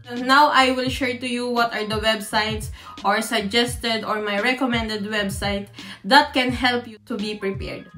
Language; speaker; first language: English; non-native, local second language; Filipino